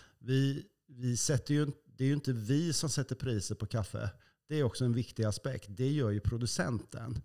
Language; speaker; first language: Swedish; native; Swedish